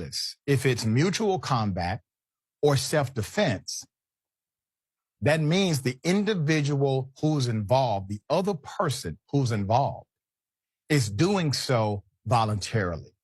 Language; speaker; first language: English; native; English